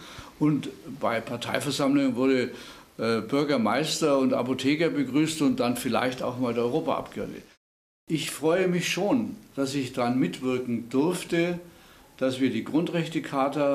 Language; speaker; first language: German; native; German